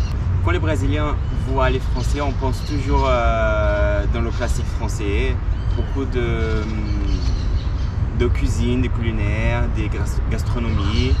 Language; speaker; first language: French; non-native, fluent; Portuguese